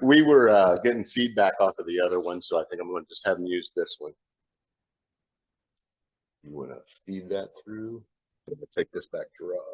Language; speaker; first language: English; native; English